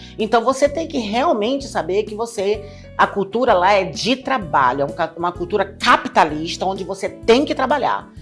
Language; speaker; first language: Portuguese; native; Portuguese